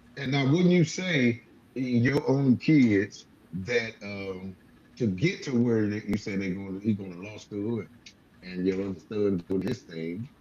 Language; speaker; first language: English; native; English